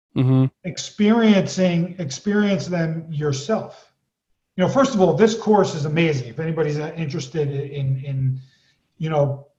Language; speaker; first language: English; native; English